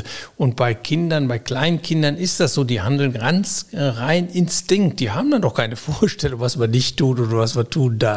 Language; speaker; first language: German; native; German